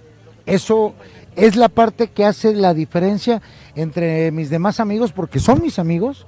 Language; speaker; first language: Spanish; native; Spanish